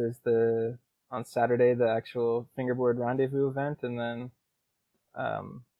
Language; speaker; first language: English; native; English